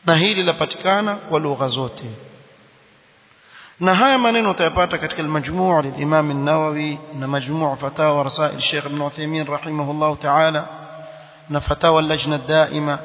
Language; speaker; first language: Arabic; non-native, fluent; Swahili